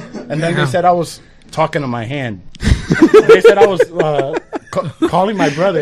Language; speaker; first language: English; early bilingual, other home language; Spanish